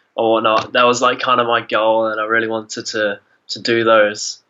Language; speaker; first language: English; native; English